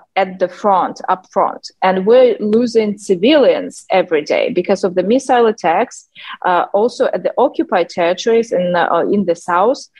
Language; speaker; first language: English; non-native, fluent; Ukrainian